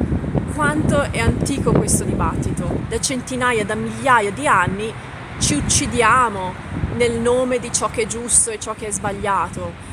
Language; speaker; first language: Italian; native; Italian